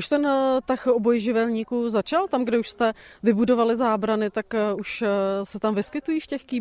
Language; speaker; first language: Czech; native; Czech